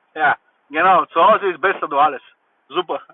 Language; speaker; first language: German; non-native, learner; Bulgarian